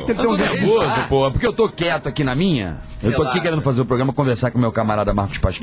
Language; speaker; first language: Portuguese; native; Portuguese